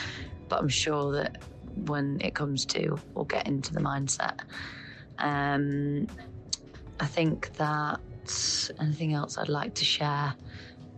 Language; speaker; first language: English; native; English